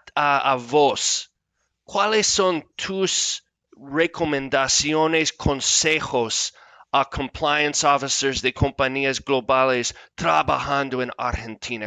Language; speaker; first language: Spanish; non-native, fluent; English